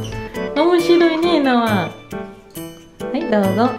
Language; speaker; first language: Japanese; non-native, fluent; Filipino